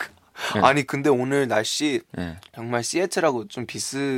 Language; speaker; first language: Korean; early bilingual, heritage; Korean